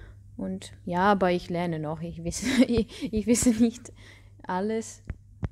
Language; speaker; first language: German; non-native, learner; Russian